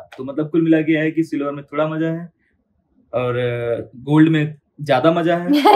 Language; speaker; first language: Hindi; native; Hindi